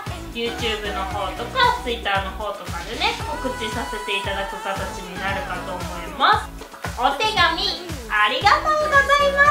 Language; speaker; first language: Japanese; native; Japanese